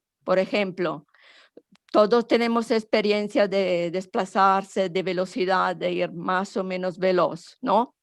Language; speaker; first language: Spanish; non-native, fluent; Italian